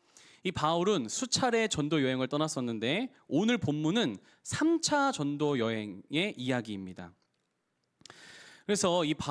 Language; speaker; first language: Korean; native; Korean